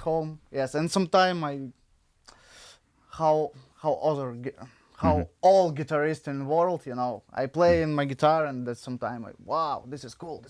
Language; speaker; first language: English; non-native, learner; Russian